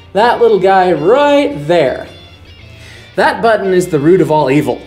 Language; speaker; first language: English; native; English